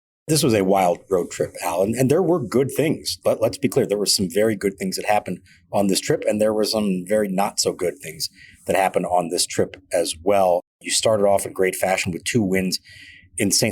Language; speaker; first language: English; native; English